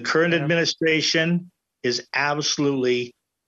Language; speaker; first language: English; native; English